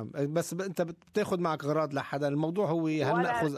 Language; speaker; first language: Arabic; native; Arabic